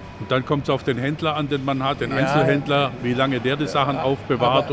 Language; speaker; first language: German; native; German